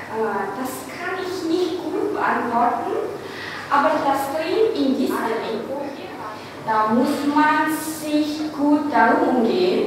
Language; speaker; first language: German; non-native, fluent; Indonesian